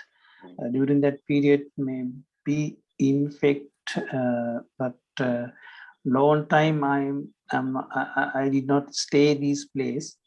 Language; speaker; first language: English; non-native, learner; Sinhala